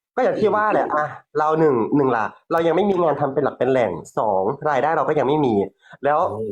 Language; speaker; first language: Thai; native; Thai